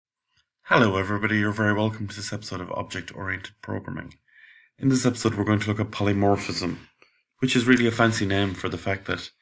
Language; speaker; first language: English; native; English